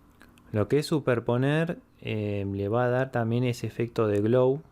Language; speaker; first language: Spanish; native; Spanish